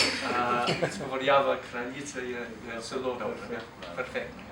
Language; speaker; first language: Slovenian; non-native, fluent; English